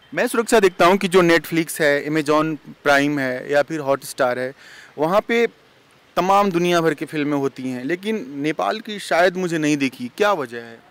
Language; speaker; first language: Hindi; native; Hindi